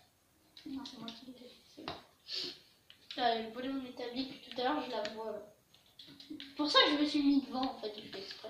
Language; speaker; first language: French; native; French